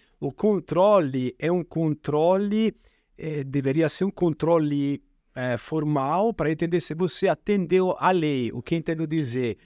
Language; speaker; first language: Portuguese; non-native, fluent; Italian